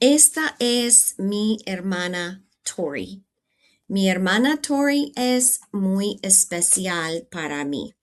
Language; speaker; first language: Spanish; non-native, fluent; English